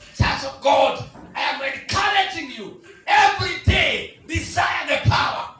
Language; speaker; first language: English; non-native, local second language; Swahili